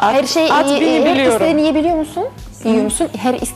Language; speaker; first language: Turkish; non-native, fluent; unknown